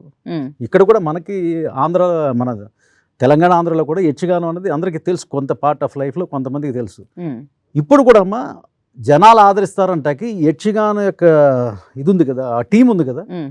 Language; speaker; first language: Telugu; native; Telugu